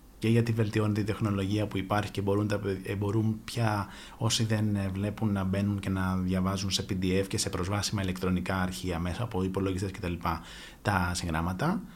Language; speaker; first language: Greek; native; Greek